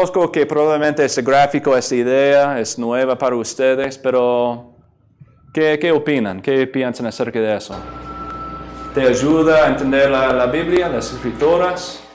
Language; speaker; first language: Spanish; non-native, fluent; English